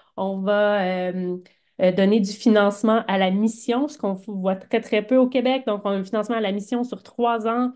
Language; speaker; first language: French; native; French